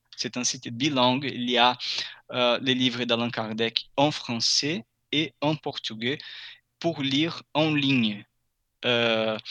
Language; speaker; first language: French; non-native, fluent; Portuguese